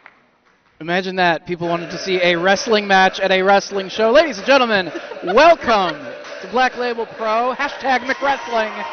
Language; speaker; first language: English; native; English